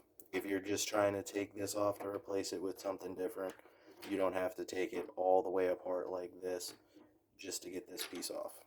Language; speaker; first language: English; native; English